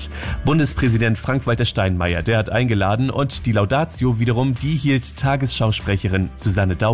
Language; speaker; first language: German; native; German